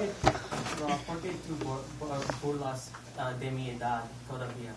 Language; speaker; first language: Spanish; non-native, learner; English